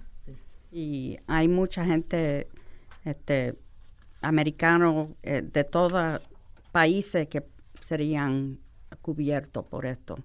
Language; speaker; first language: Spanish; non-native, fluent; English